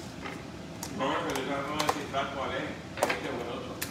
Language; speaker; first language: Spanish; native; Spanish